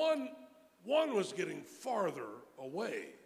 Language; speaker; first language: English; native; English